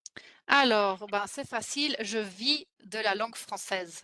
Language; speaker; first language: French; non-native, fluent; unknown